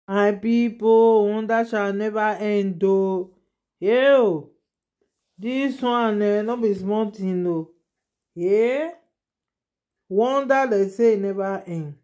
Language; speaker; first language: Nigerian Pidgin; non-native, local second language; Yoruba